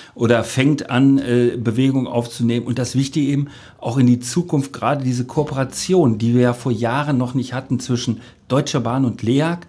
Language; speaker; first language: German; native; German